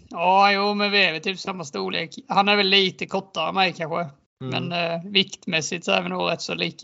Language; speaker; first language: Swedish; native; Swedish